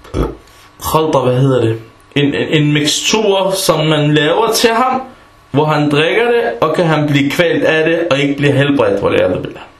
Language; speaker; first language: Danish; non-native, fluent; Arabic